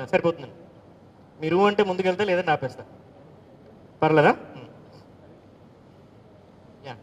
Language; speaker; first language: Telugu; native; Telugu